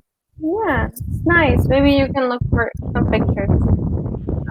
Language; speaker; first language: English; non-native, fluent; Spanish